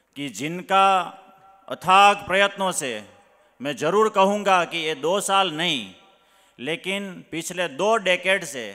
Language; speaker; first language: Hindi; non-native, local second language; Gujarati